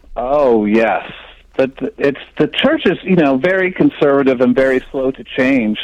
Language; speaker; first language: English; native; English